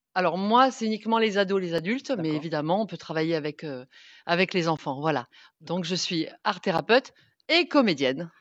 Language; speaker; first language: French; native; French